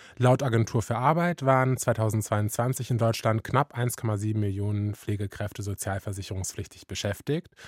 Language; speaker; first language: German; native; German